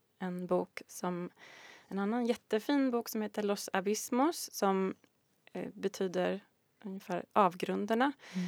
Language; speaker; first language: Swedish; native; Swedish